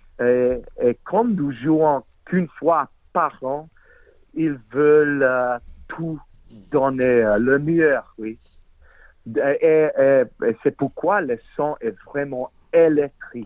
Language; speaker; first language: French; non-native, learner; English